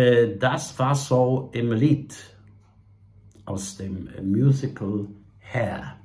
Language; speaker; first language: German; non-native, fluent; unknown